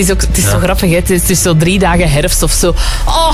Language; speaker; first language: Dutch; native; Dutch